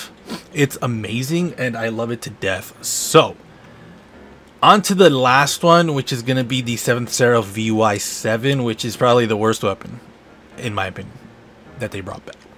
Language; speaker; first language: English; native; English